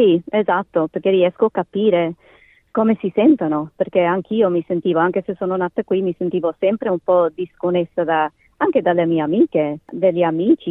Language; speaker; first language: Italian; native; Italian